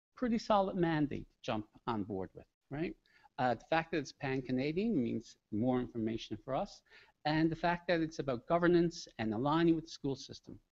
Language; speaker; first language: English; native; English